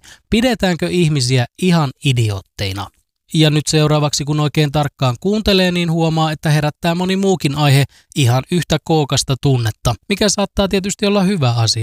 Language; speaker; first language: Finnish; native; Finnish